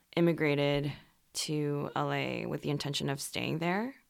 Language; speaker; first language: English; non-native, fluent; Korean